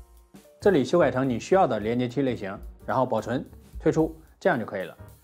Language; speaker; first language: Chinese; native; Chinese